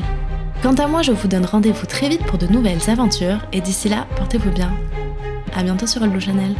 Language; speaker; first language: French; native; French